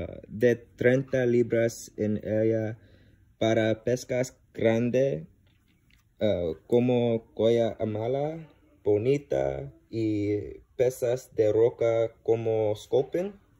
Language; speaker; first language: Spanish; non-native, learner; English